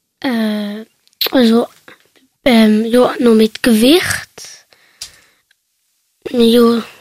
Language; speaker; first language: German; non-native, learner; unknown